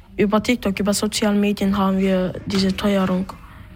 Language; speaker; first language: German; early bilingual, other home language; Turkish